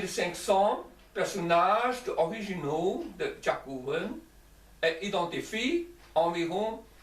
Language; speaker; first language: French; non-native, learner; Chinese